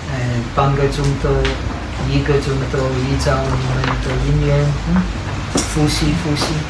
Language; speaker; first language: Chinese; non-native, learner; Czech